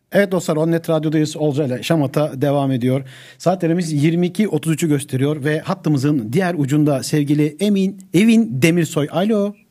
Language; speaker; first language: Turkish; native; Turkish